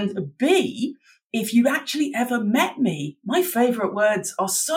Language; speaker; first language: English; native; English